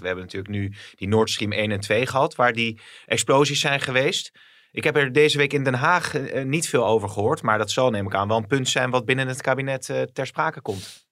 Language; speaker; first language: Dutch; native; Dutch